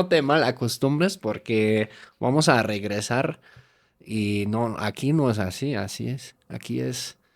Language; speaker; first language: Spanish; non-native, fluent; German